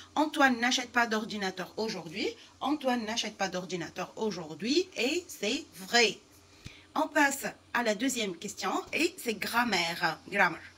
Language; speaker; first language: French; non-native, fluent; Arabic